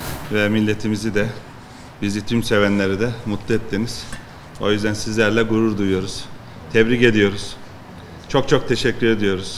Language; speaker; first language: Turkish; native; Turkish